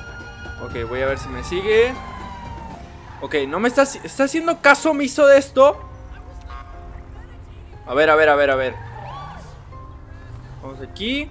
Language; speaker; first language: Spanish; native; Spanish